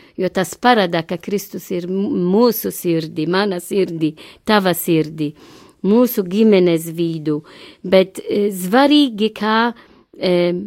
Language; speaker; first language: Latvian; non-native, learner; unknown